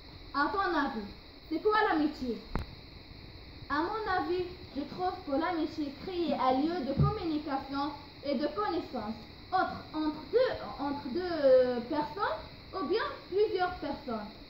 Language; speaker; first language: French; non-native, local second language; Arabic